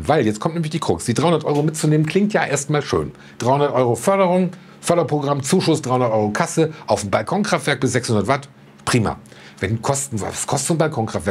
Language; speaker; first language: German; native; German